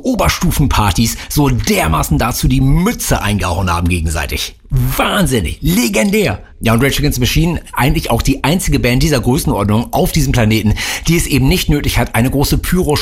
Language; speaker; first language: German; native; German